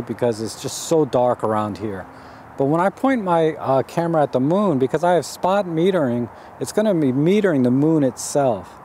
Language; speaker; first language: English; native; English